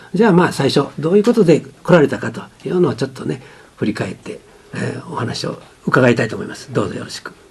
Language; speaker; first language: Japanese; native; Japanese